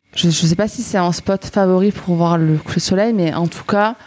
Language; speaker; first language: French; native; French